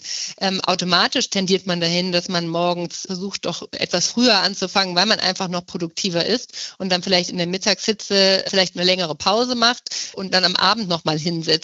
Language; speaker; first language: German; native; German